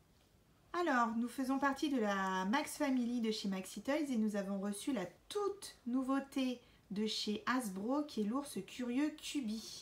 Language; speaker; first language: French; native; French